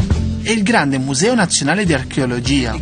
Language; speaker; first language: Italian; native; Italian